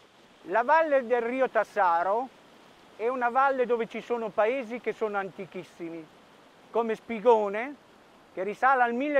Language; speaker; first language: Italian; native; Italian